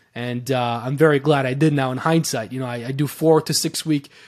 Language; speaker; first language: English; early bilingual, other home language; Persian